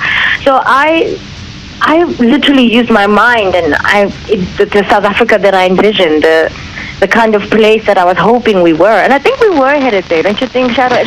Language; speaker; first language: English; non-native, local second language; Zulu